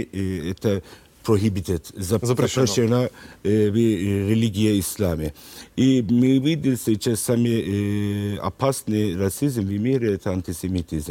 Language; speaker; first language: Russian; non-native, learner; Turkish